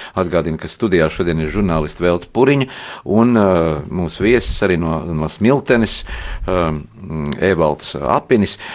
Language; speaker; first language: Latvian; native; Latvian